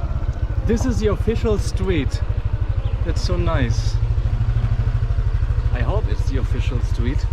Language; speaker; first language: English; non-native, fluent; German